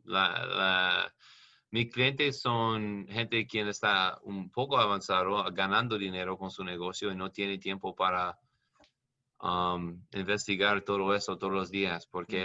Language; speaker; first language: Spanish; non-native, learner; English